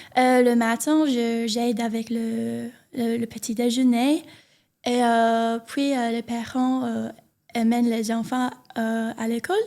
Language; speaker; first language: French; non-native, learner; English